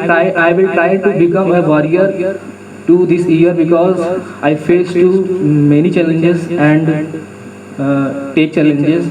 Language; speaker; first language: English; non-native, learner; Hindi